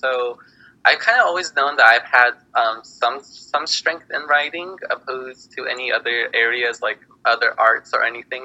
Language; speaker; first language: English; native; English